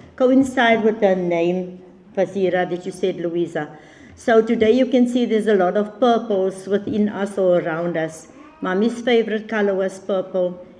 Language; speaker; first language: English; non-native, local second language; Afrikaans